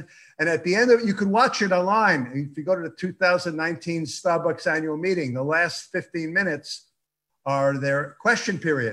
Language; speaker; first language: English; early bilingual, other home language; Yiddish